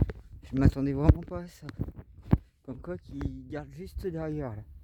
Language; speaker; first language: French; native; French